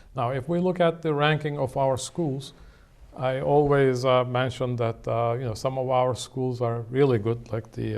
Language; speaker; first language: English; non-native, fluent; Turkish